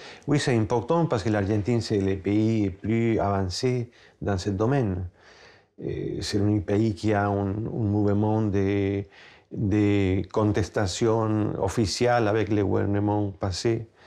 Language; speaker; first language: French; non-native, fluent; Spanish